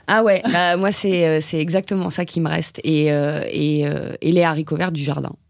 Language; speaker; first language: French; native; French